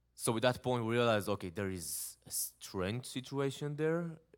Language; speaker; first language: English; non-native, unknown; Hebrew